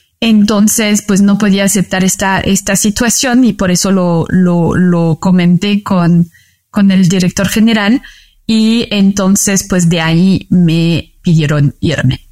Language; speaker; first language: Spanish; non-native, fluent; French